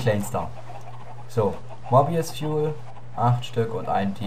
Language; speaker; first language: German; native; German